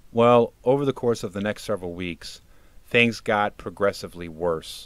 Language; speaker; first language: English; native; English